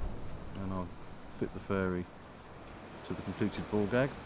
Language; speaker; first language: English; native; English